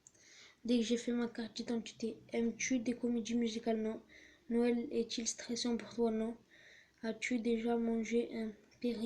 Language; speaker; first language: French; native; French